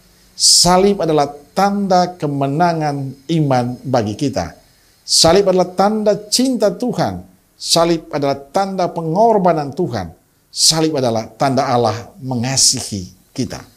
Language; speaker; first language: Indonesian; native; Indonesian